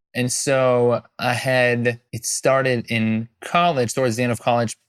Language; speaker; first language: English; non-native, fluent; Hebrew